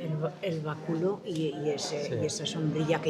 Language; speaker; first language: Spanish; native; Spanish